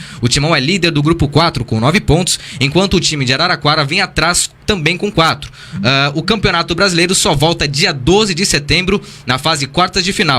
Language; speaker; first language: Portuguese; native; Portuguese